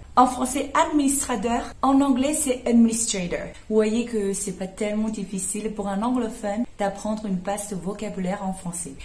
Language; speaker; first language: French; non-native, fluent; Chinese